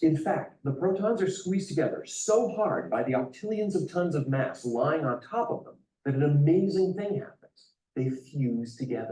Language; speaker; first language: English; native; English